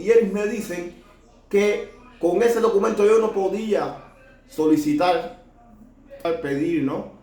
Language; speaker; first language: Portuguese; non-native, learner; Spanish